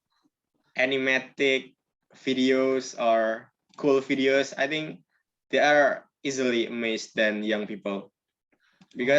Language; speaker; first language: English; non-native, learner; Indonesian